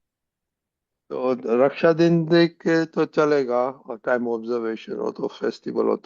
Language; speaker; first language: Hindi; non-native, local second language; Gujarati